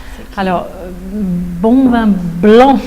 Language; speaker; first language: French; native; French